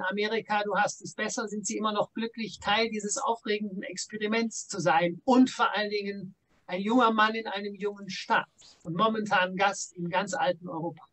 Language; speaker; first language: German; native; German